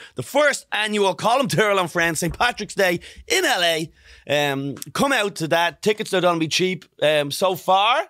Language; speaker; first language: English; native; English